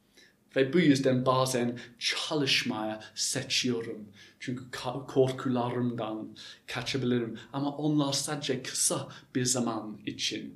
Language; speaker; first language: Turkish; non-native, fluent; English